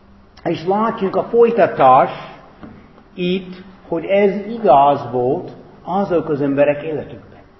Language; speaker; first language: Hungarian; non-native, fluent; English